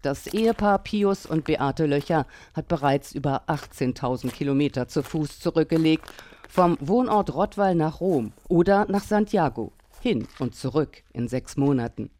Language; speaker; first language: German; native; German